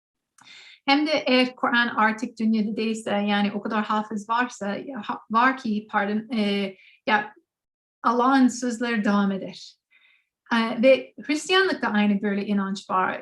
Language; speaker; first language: Turkish; non-native, learner; English